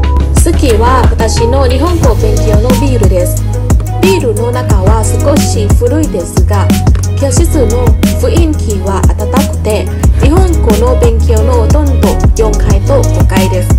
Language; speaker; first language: Japanese; non-native, learner; Thai